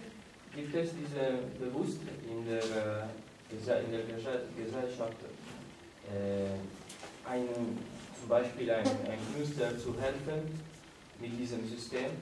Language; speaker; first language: German; non-native, learner; Italian